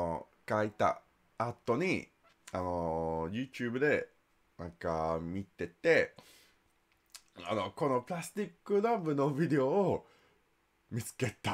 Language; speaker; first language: Japanese; non-native, learner; English